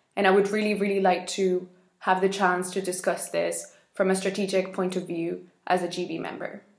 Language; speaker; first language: English; non-native, fluent; Spanish